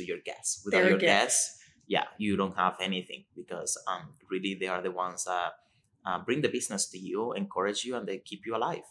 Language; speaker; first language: English; non-native, fluent; Spanish